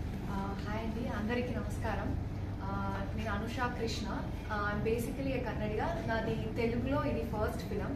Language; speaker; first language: Telugu; non-native, local second language; Kannada